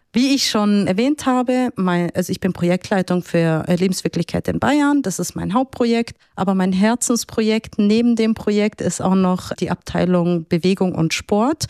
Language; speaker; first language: German; early bilingual, other home language; Arabic